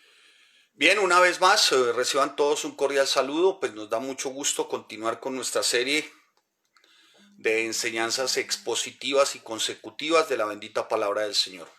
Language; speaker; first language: Spanish; native; Spanish